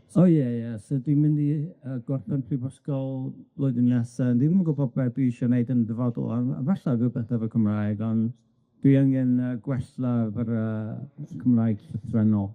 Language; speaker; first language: Welsh; non-native, local second language; English